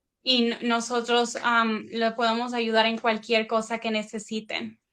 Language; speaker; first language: Spanish; early bilingual, heritage; Spanish